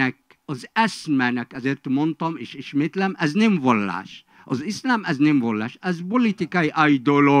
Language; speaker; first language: Hungarian; non-native, fluent; Arabic